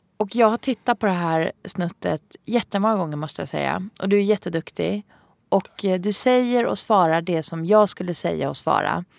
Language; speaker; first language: Swedish; early bilingual, other home language; Arabic